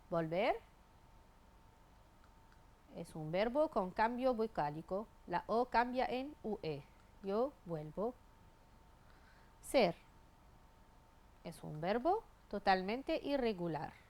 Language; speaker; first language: Spanish; non-native, fluent; Arabic